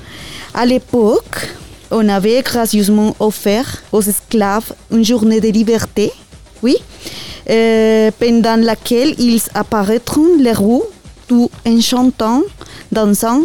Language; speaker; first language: French; non-native, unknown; Spanish